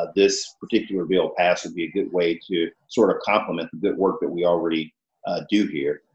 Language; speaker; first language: English; native; English